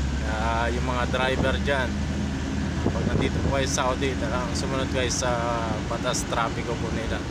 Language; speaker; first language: Filipino; native; Filipino